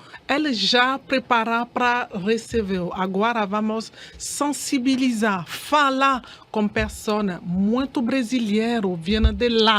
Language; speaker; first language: Portuguese; non-native, learner; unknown